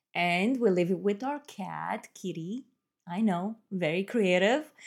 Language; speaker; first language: English; non-native, fluent; Romanian